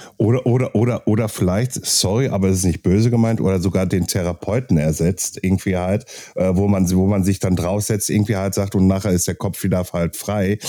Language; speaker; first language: German; native; German